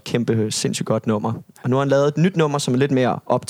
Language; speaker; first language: Danish; native; Danish